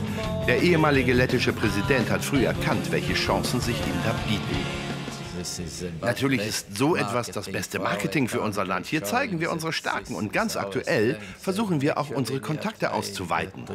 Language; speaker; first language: German; native; German